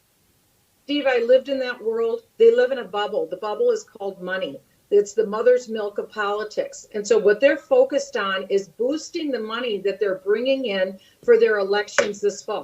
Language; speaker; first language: English; native; English